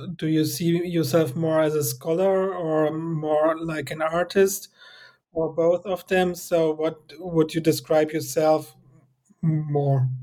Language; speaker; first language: English; non-native, fluent; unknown